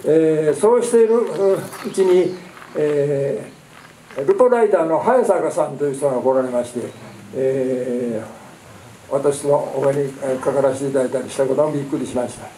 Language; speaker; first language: Japanese; native; Japanese